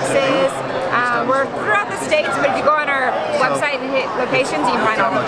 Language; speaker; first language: English; non-native, fluent; French